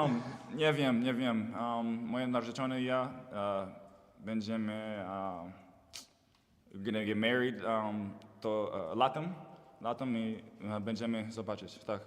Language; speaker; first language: Polish; non-native, learner; English